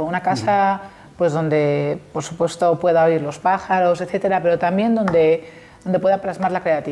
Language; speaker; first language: Spanish; native; Spanish